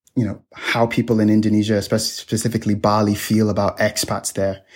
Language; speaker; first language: English; native; English